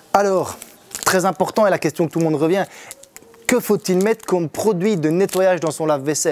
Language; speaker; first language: French; native; French